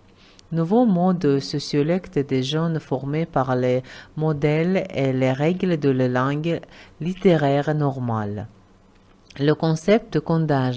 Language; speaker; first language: French; non-native, fluent; Uzbek